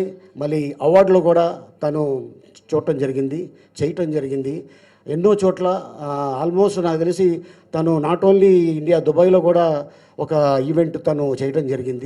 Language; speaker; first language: Telugu; native; Telugu